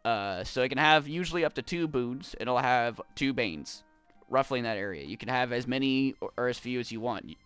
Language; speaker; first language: English; native; English